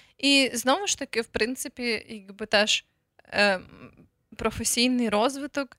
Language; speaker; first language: Ukrainian; native; Ukrainian